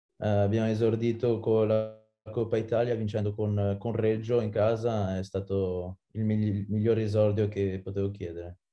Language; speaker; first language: Italian; non-native, fluent; French